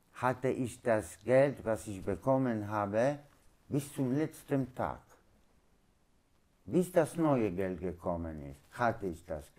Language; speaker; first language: German; non-native, learner; Polish